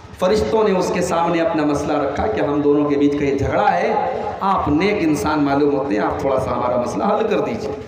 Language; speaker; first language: Urdu; native; Urdu